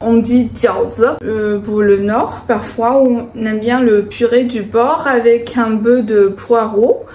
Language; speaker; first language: French; non-native, fluent; Chinese